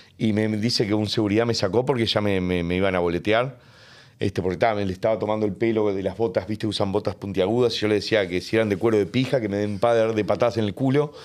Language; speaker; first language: Spanish; native; Spanish